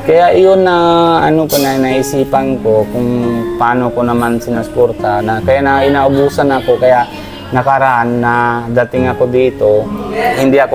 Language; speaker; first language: Filipino; non-native, learner; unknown